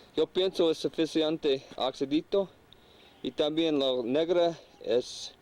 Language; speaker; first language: Spanish; non-native, learner; English